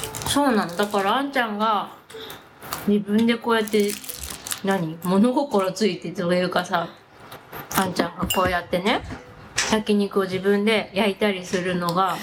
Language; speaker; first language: Japanese; native; Japanese